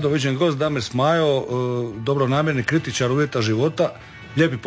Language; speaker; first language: Serbian; native; Serbian